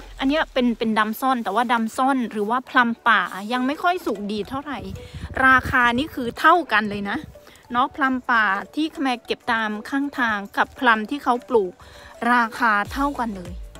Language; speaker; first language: Thai; native; Thai